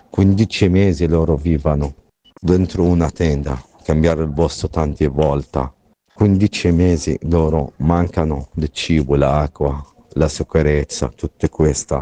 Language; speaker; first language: Italian; non-native, learner; Arabic